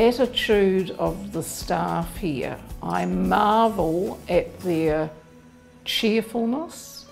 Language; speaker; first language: English; native; English